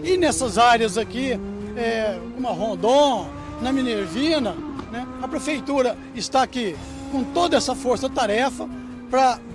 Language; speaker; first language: Portuguese; native; Portuguese